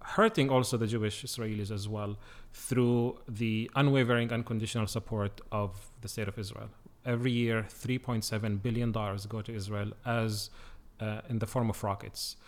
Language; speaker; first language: English; non-native, fluent; Arabic